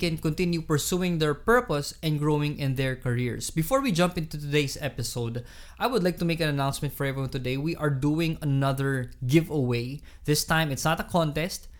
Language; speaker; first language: English; non-native, local second language; Hiligaynon